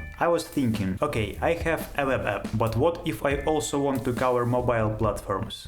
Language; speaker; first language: English; non-native, fluent; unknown